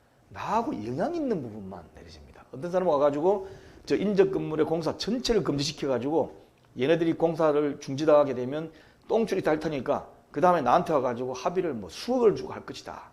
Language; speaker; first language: Korean; native; Korean